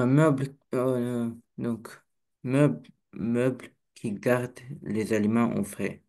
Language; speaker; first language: French; non-native, learner; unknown